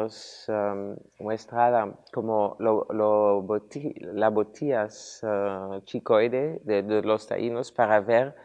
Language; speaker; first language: Spanish; non-native, fluent; Dutch